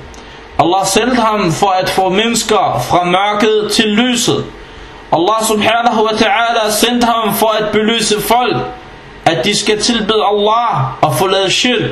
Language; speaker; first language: Danish; non-native, fluent; Arabic